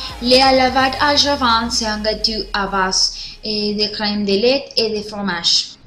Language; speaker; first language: French; non-native, learner; Spanish